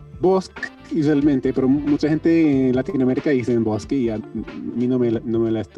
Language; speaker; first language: Spanish; non-native, learner; English